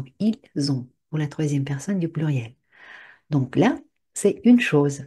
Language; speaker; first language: French; non-native, fluent; Russian